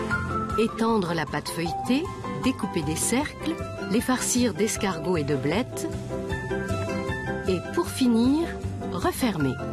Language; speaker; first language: French; native; French